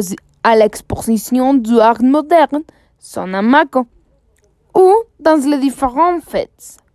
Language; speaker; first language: French; non-native, learner; Spanish